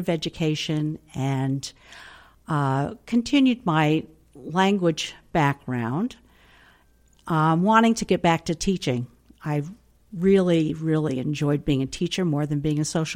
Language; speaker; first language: English; native; English